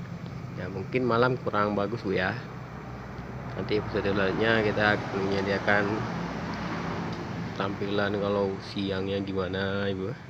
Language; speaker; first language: Indonesian; native; Indonesian